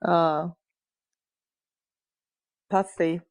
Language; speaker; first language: French; non-native, learner; English